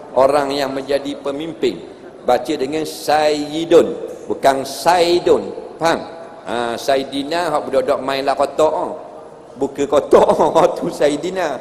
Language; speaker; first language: Malay; native; Malay